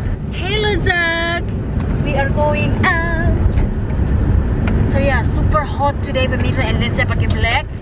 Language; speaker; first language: English; non-native, fluent; Indonesian